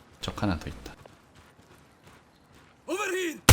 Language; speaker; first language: Korean; native; Korean